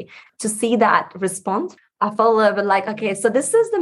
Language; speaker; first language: English; non-native, local second language; Punjabi